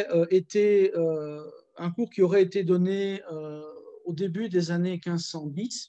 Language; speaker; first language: French; native; French